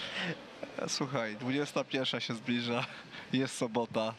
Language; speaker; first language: Polish; native; Polish